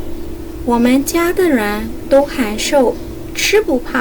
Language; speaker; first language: Chinese; non-native, fluent; Burmese